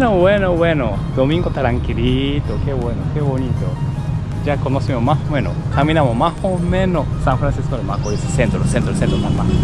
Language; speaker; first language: Spanish; non-native, learner; Japanese